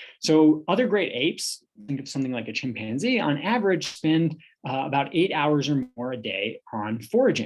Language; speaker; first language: English; native; English